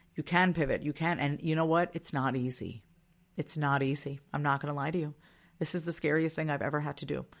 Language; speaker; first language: English; early bilingual, other home language; Hindi